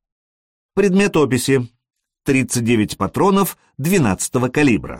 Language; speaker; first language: Russian; native; Russian